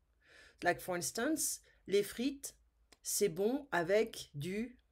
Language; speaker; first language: French; non-native, fluent; English